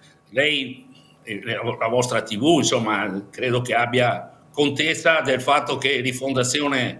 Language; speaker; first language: Italian; native; Italian